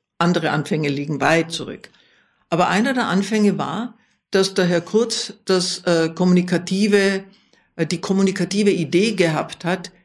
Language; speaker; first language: German; native; German